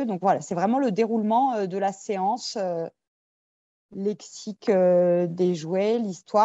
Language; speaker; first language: French; native; French